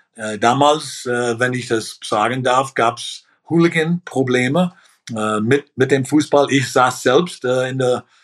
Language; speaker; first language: German; early bilingual, heritage; German